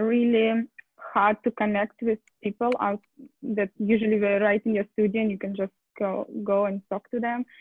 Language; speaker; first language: English; non-native, fluent; Russian